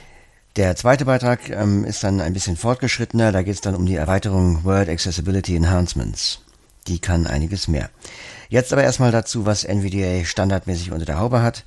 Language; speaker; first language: German; native; German